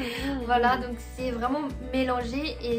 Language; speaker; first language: French; non-native, fluent; Japanese